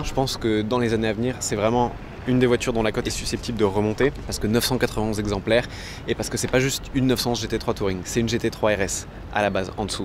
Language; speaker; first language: French; native; French